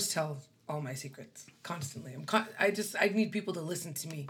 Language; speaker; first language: English; native; English